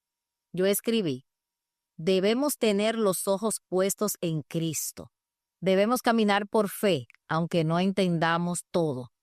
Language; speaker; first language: Spanish; native; Spanish